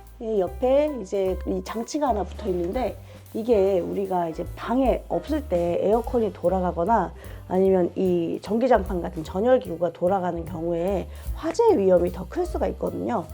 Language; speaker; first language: Korean; native; Korean